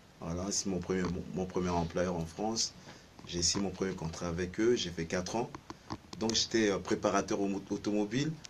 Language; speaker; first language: French; non-native, local second language; Sango